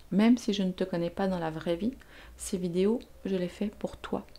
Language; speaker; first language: French; native; French